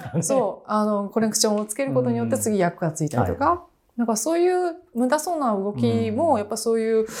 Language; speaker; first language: Japanese; native; Japanese